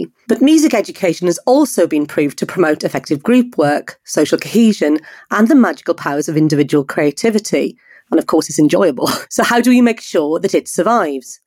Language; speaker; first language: English; native; English